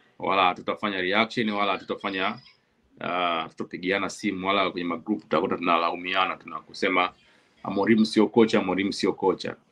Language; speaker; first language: Swahili; native; Swahili